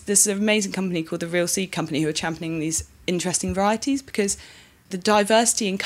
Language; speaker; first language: English; native; English